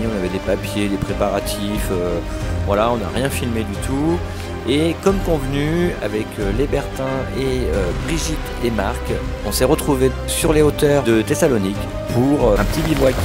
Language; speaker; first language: French; native; French